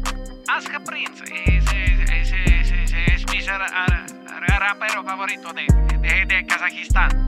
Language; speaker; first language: Spanish; non-native, learner; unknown